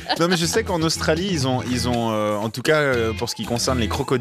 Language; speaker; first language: French; native; French